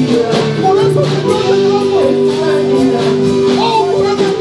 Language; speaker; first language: Spanish; native; Spanish